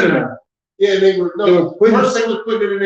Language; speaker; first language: English; native; English